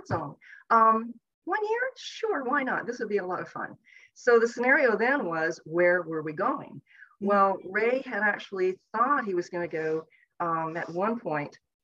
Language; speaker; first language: English; native; English